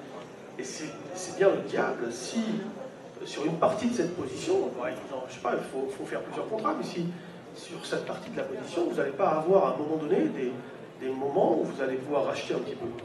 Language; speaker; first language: French; native; French